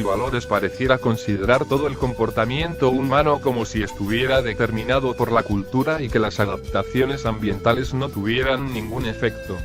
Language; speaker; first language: Spanish; native; Spanish